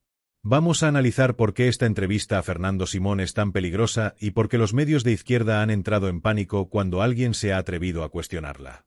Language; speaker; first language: Spanish; native; Spanish